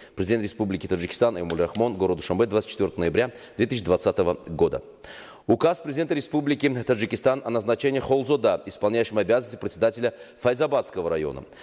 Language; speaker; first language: Russian; non-native, local second language; Tajik